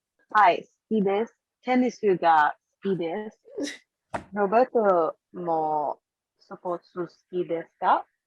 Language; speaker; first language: Japanese; non-native, learner; English